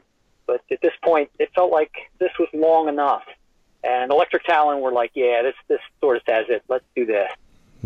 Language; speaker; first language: English; native; English